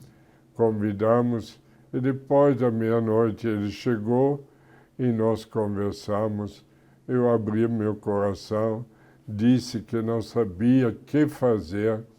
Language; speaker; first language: Portuguese; non-native, fluent; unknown